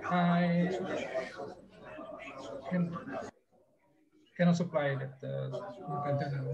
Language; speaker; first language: English; non-native, learner; Indonesian